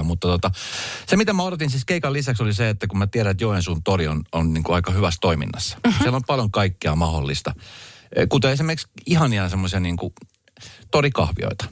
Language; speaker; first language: Finnish; early bilingual, other home language; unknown